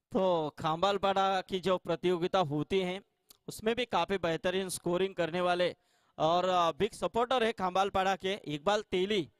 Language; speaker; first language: Hindi; non-native, local second language; Marathi